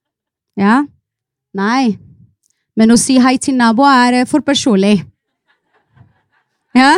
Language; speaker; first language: Norwegian; non-native, fluent; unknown